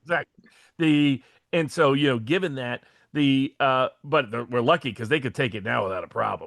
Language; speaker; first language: English; native; English